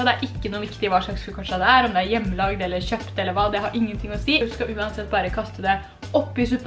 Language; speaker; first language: Norwegian; native; Norwegian